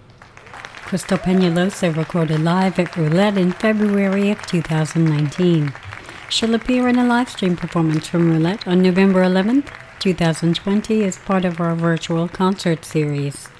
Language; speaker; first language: English; native; English